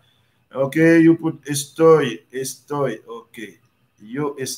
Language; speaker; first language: Spanish; non-native, learner; Haitian Creole